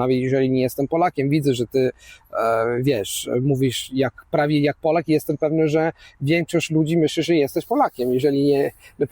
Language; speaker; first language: Polish; non-native, fluent; Italian